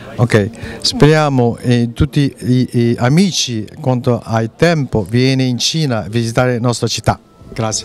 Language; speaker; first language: Italian; non-native, learner; Chinese